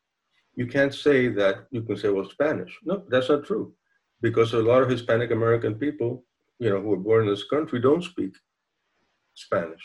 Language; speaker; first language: English; non-native, fluent; Spanish